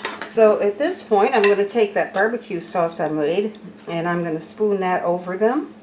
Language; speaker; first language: English; native; English